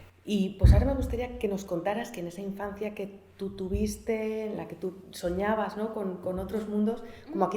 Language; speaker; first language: Spanish; native; Spanish